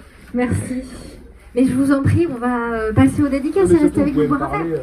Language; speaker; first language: French; native; French